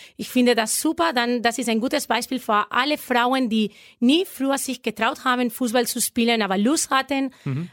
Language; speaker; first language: German; non-native, learner; Spanish